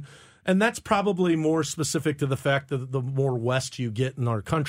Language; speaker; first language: English; native; English